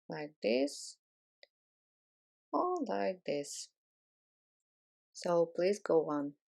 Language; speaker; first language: English; non-native, fluent; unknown